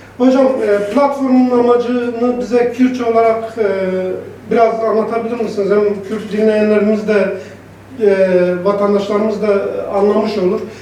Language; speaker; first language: Turkish; non-native, local second language; Kurdish